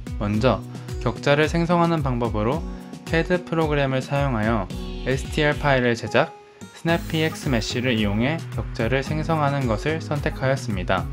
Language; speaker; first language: Korean; native; Korean